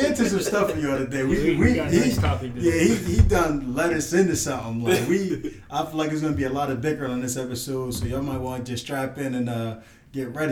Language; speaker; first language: English; native; English